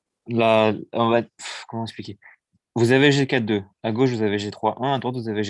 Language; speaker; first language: French; native; French